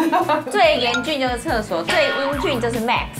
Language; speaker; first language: Chinese; native; Chinese